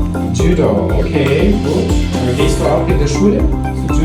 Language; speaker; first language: German; non-native, fluent; Kyrgyz